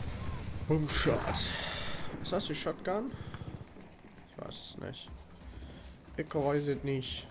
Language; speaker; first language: German; native; German